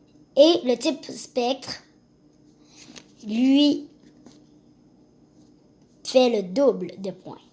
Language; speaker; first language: French; native; French